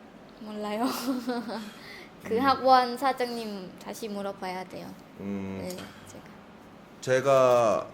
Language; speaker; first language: Korean; non-native, fluent; Lao